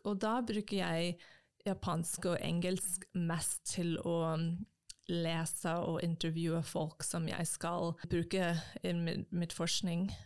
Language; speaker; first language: Norwegian; non-native, fluent; English